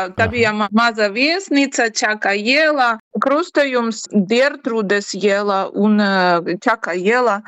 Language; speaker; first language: Latvian; non-native, learner; Ukrainian